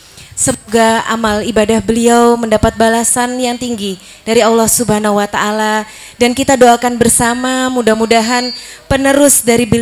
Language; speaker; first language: Indonesian; native; Indonesian